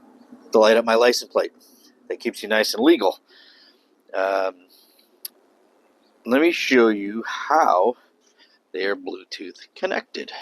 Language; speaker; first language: English; native; English